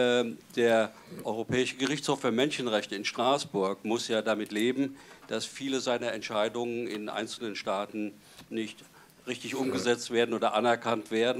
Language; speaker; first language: German; native; German